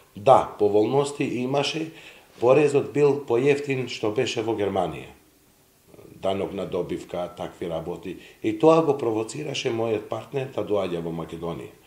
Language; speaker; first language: Macedonian; non-native, local second language; Serbian